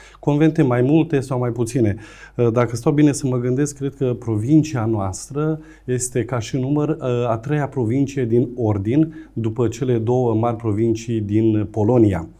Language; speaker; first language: Romanian; native; Romanian